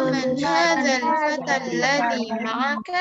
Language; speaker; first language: Arabic; non-native, learner; Indonesian